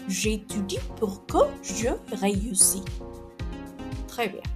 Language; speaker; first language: French; non-native, fluent; Amharic